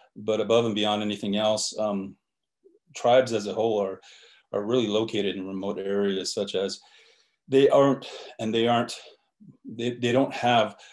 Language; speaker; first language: English; native; English